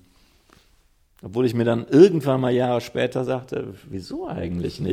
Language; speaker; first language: German; native; German